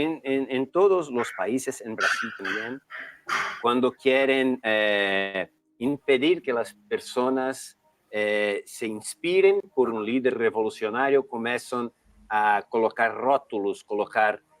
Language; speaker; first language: Spanish; non-native, learner; Portuguese